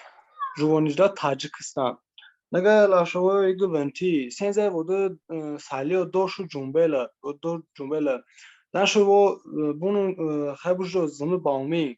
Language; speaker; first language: Chinese; non-native, learner; Tajik